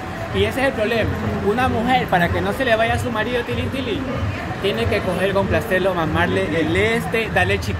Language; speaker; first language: Spanish; native; Spanish